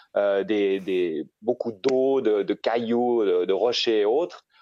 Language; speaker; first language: French; native; French